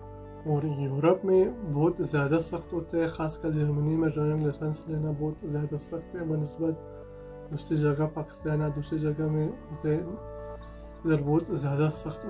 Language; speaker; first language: Hindi; non-native, fluent; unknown